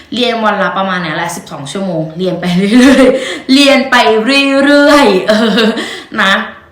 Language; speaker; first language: Thai; native; Thai